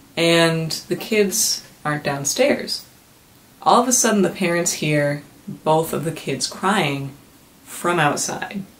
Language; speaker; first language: English; native; English